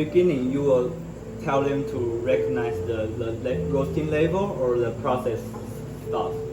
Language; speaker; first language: English; non-native, learner; Chinese